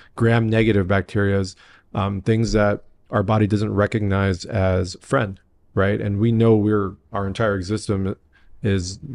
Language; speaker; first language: English; native; English